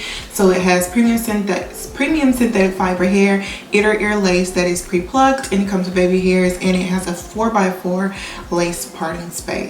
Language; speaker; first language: English; native; English